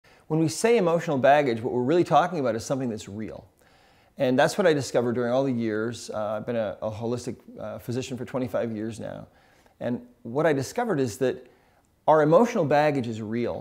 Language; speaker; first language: English; native; English